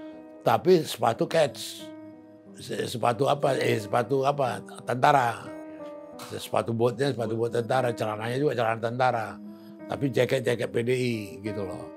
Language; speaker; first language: Indonesian; native; Indonesian